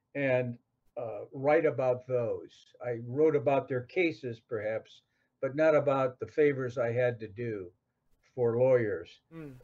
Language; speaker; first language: English; native; English